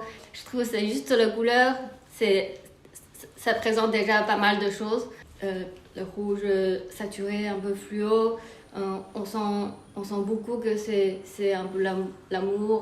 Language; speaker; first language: French; non-native, fluent; Chinese